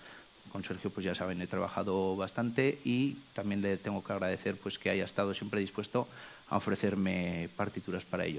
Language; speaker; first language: Spanish; native; Spanish